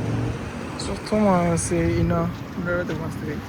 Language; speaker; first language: French; non-native, learner; Bangla